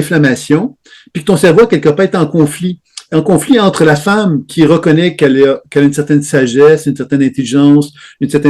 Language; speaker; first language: French; native; French